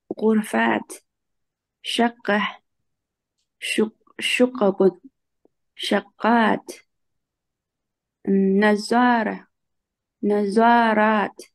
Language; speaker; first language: Arabic; non-native, learner; Chinese